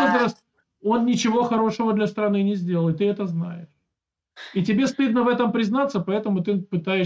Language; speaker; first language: Russian; native; Russian